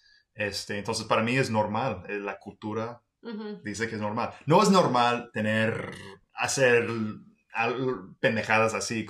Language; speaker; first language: Spanish; non-native, fluent; English